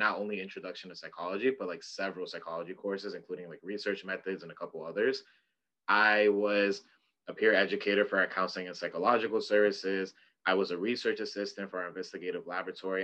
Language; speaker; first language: English; native; English